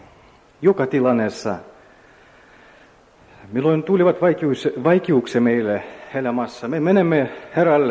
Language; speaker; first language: Finnish; non-native, learner; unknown